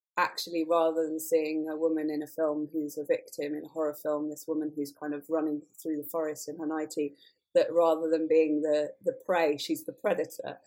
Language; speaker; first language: English; native; English